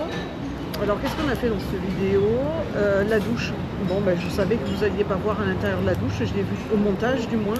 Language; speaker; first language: French; native; French